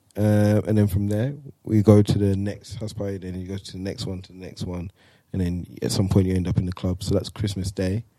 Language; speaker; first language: English; native; English